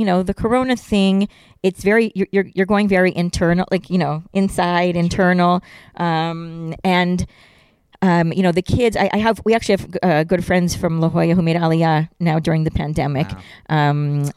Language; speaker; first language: English; native; English